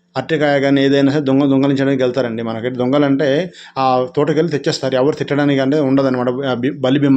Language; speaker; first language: Telugu; non-native, local second language; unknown